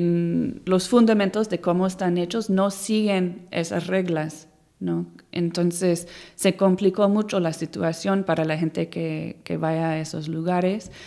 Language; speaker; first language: Spanish; non-native, fluent; English